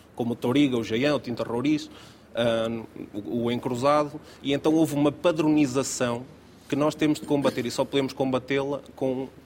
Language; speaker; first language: Portuguese; native; Portuguese